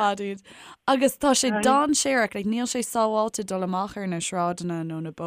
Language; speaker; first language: Irish; native; Irish